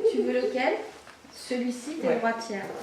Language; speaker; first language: French; native; French